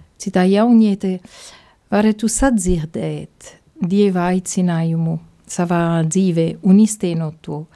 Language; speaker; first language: Latvian; non-native, fluent; Italian